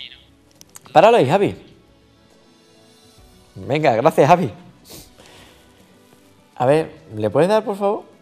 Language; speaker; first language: Spanish; native; Spanish